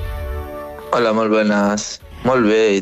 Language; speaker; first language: Catalan; non-native, fluent; Arabic